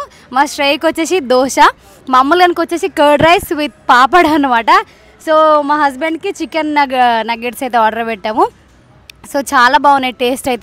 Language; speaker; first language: Telugu; native; Telugu